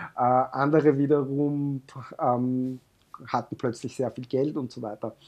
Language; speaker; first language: German; native; German